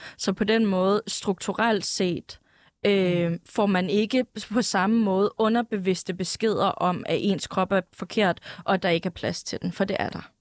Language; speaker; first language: Danish; native; Danish